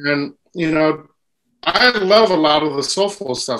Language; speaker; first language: English; native; English